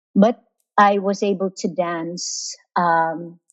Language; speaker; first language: English; non-native, local second language; Filipino